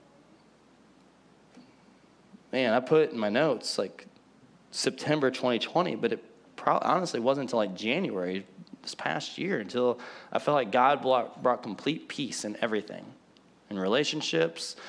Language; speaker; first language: English; native; English